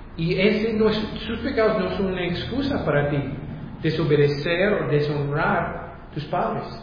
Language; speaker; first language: Spanish; non-native, fluent; English